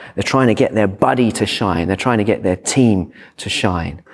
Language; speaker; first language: English; native; English